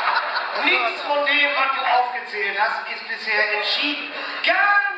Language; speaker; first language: German; native; German